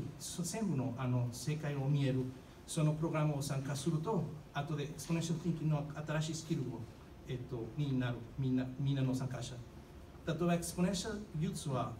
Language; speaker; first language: Japanese; non-native, fluent; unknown